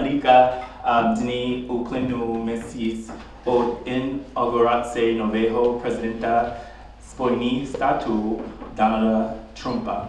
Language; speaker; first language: Czech; non-native, learner; English